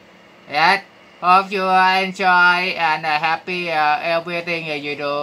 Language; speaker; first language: English; non-native, learner; Thai